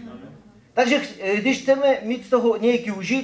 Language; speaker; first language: Czech; non-native, fluent; Ukrainian